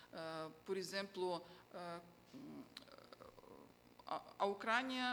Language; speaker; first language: Portuguese; non-native, fluent; Ukrainian